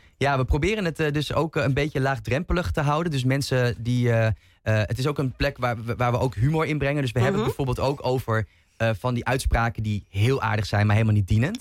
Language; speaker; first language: Dutch; native; Dutch